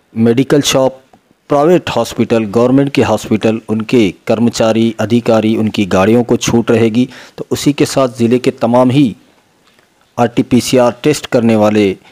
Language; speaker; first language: Hindi; non-native, local second language; Urdu